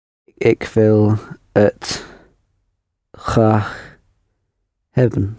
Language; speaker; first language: Dutch; non-native, learner; English